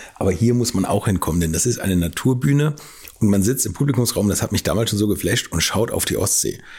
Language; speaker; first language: German; native; German